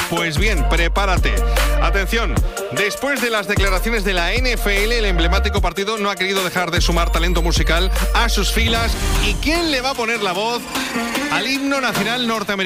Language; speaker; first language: Spanish; native; Spanish